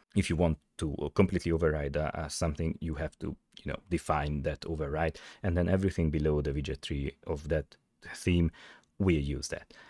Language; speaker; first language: English; non-native, fluent; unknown